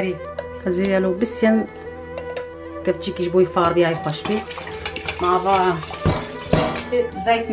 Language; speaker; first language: German; non-native, learner; Kurdish